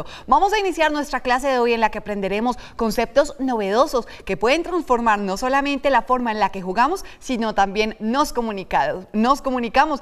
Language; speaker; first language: Spanish; native; Spanish